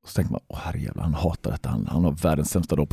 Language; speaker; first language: Swedish; native; Swedish